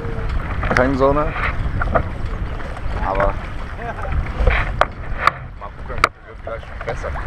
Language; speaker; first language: German; non-native, learner; French